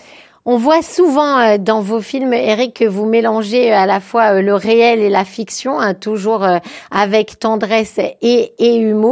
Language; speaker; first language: French; native; French